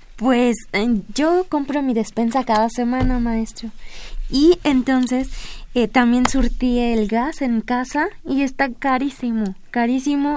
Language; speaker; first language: Spanish; native; Spanish